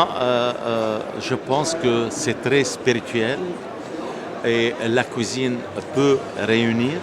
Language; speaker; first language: French; non-native, local second language; Arabic